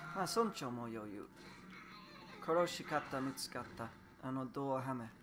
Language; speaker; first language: Japanese; non-native, learner; English